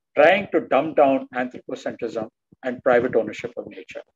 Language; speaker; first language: English; non-native, local second language; Telugu